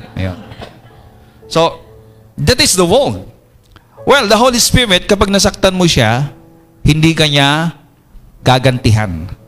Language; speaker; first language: Filipino; non-native, local second language; Iloko